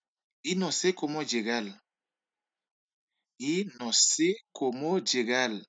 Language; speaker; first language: Spanish; non-native, learner; Haitian Creole